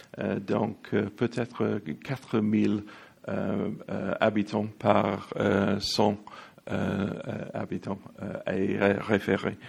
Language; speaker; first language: French; non-native, learner; English